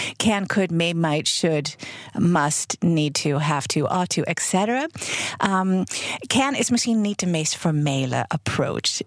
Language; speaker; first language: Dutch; non-native, fluent; English